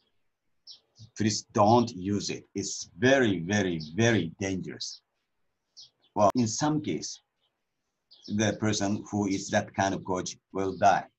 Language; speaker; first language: English; non-native, learner; Japanese